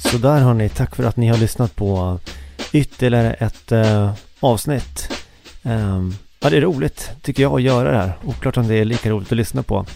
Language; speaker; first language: Swedish; native; Swedish